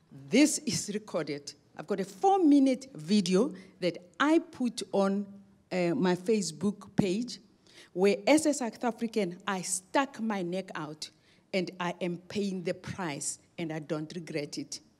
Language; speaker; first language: English; non-native, local second language; Afrikaans